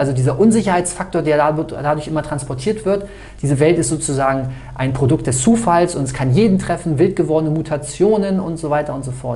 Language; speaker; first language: German; native; German